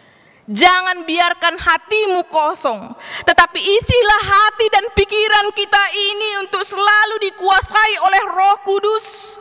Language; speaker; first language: Indonesian; native; Indonesian